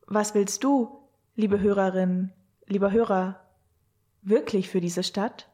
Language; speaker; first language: German; native; German